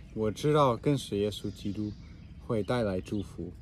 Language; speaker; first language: Chinese; non-native, learner; English